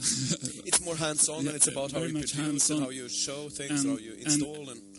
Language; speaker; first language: English; non-native, fluent; Swedish